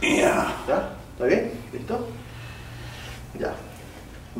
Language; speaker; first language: Spanish; native; Spanish